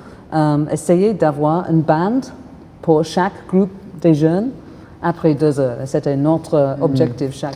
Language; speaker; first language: French; non-native, fluent; English